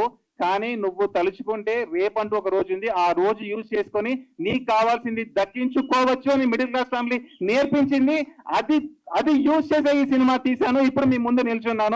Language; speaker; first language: Telugu; native; Telugu